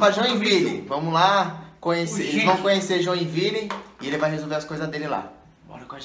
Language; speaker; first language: Portuguese; native; Portuguese